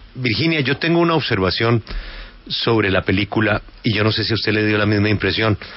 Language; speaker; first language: Spanish; native; Spanish